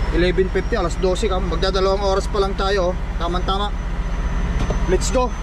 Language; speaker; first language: Filipino; native; Filipino